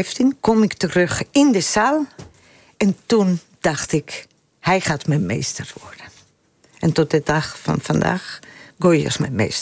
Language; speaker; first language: Dutch; non-native, fluent; Spanish